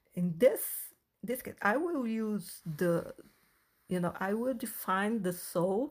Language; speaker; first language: English; non-native, fluent; Portuguese